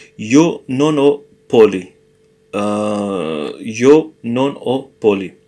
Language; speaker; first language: Italian; non-native, learner; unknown